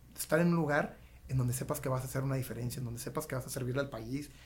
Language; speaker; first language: Spanish; native; Spanish